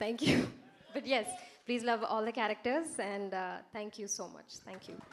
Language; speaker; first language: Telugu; non-native, learner; Malayalam